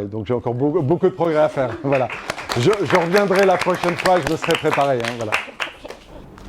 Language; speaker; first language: French; native; French